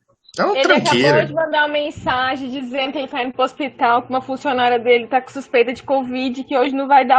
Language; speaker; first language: Portuguese; native; Portuguese